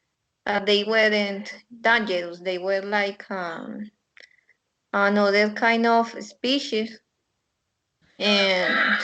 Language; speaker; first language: English; non-native, learner; Spanish